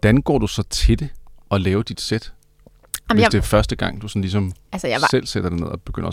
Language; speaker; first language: Danish; native; Danish